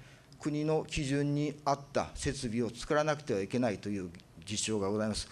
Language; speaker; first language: Japanese; native; Japanese